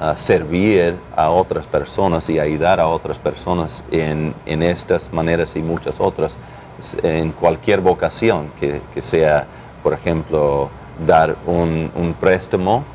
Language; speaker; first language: Spanish; non-native, fluent; English